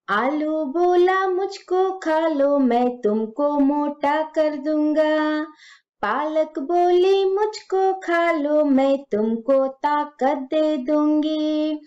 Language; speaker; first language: Hindi; native; Hindi